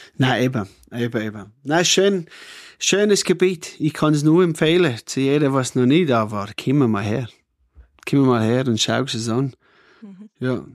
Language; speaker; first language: German; non-native, fluent; English